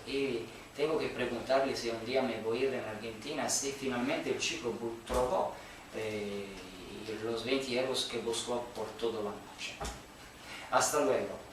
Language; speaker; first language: Spanish; non-native, learner; Italian